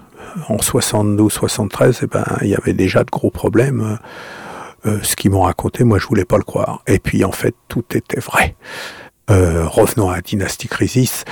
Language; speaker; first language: French; native; French